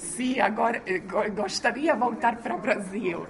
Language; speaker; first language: Portuguese; non-native, fluent; Croatian